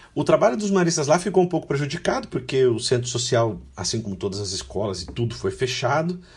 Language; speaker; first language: Portuguese; native; Portuguese